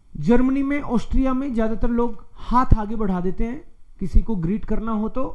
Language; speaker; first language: Hindi; native; Hindi